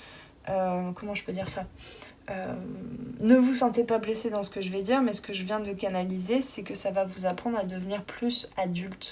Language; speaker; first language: French; native; French